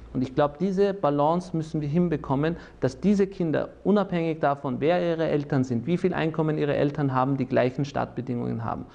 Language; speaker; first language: German; early bilingual, other home language; Turkish